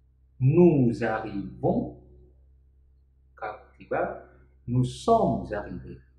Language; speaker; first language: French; non-native, fluent; Indonesian